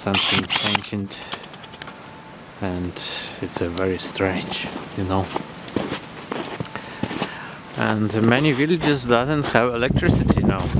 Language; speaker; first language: English; non-native, learner; Ukrainian